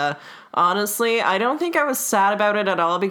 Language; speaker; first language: English; non-native, fluent; Russian